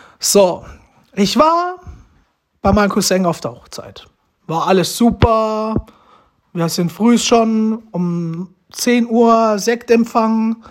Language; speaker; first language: German; early bilingual, other home language; Romanian